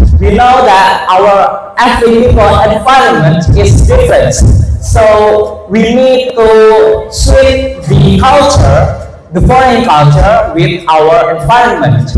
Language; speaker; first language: English; non-native, fluent; Indonesian